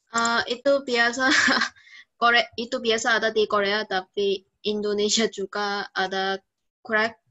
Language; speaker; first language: Indonesian; non-native, learner; Korean